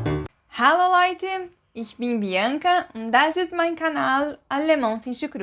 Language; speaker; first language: German; non-native, fluent; Portuguese